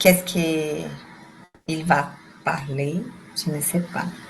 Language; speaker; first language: French; non-native, learner; Portuguese